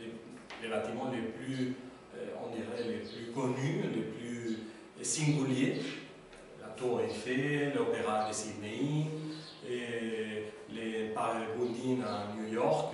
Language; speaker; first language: French; non-native, learner; Spanish